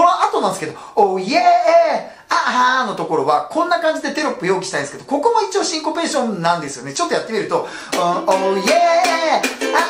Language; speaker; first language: Japanese; native; Japanese